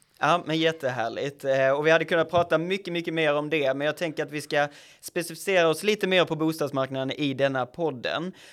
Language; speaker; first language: Swedish; native; Swedish